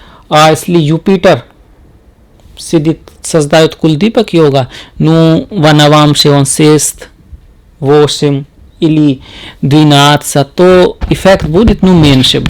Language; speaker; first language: Russian; non-native, learner; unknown